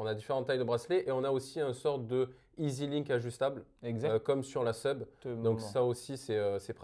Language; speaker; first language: French; native; French